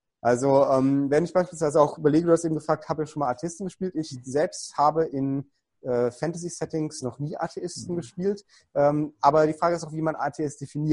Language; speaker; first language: German; native; German